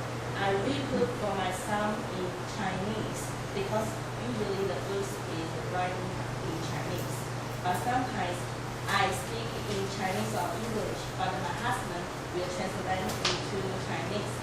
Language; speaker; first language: English; non-native, learner; Chinese